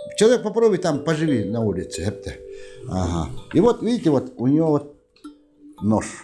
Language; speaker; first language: Russian; non-native, local second language; Yakut